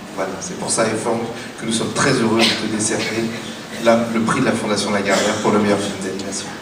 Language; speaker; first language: French; native; French